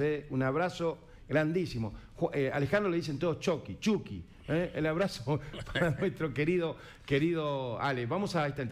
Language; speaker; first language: Spanish; native; Spanish